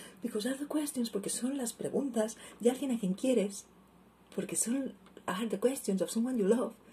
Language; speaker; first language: English; non-native, fluent; Catalan